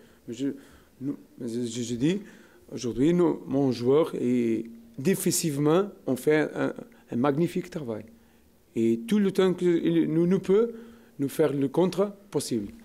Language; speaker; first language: French; non-native, learner; Portuguese